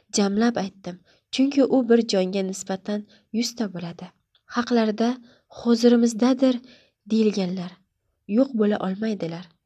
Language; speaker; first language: Uzbek; native; Uzbek